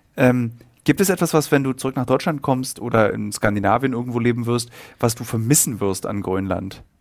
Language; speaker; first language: German; native; German